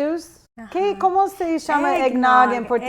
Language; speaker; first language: Portuguese; non-native, fluent; English